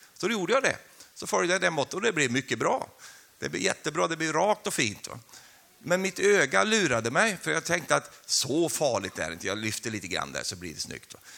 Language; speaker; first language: Swedish; native; Swedish